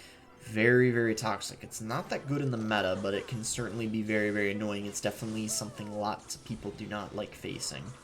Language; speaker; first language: English; native; English